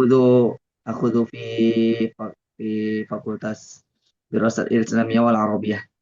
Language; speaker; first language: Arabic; non-native, learner; Indonesian